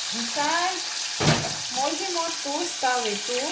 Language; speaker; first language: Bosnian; non-native, learner; Filipino